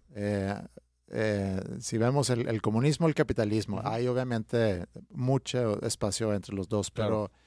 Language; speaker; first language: Spanish; non-native, fluent; Swedish